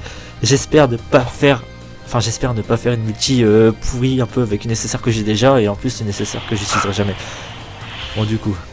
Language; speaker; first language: French; native; French